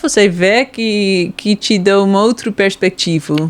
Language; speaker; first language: Portuguese; non-native, fluent; Dutch